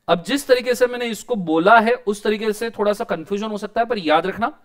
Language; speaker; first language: Hindi; non-native, local second language; Marathi